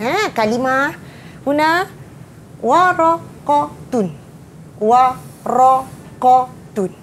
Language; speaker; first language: Arabic; non-native, fluent; Malay